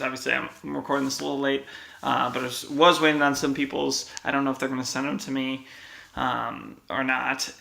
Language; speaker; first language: English; native; English